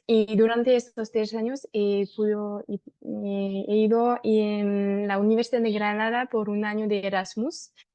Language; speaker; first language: Spanish; non-native, fluent; French